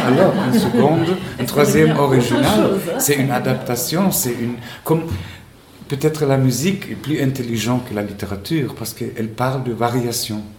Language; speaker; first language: French; non-native, fluent; Spanish